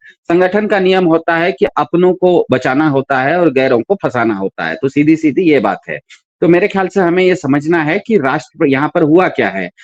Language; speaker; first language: Hindi; non-native, local second language; Kannada